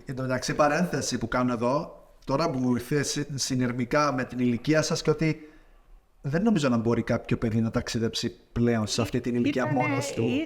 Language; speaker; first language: Greek; native; Greek